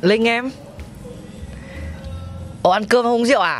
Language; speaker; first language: Vietnamese; native; Vietnamese